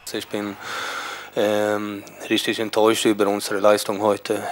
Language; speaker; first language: German; non-native, learner; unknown